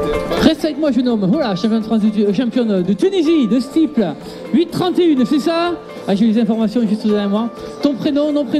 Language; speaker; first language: French; native; French